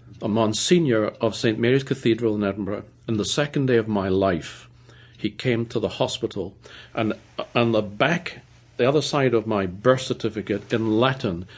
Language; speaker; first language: English; native; English